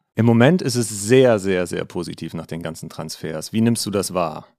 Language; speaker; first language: German; native; German